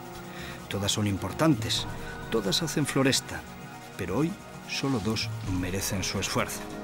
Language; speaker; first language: Spanish; native; Spanish